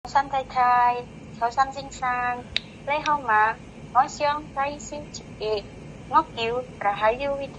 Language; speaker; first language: Cantonese; non-native, learner; Indonesian